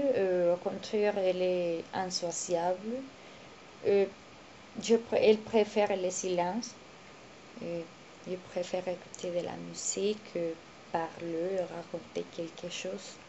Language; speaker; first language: French; non-native, learner; Spanish